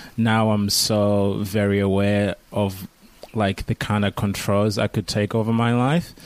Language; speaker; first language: English; non-native, local second language; Kinyarwanda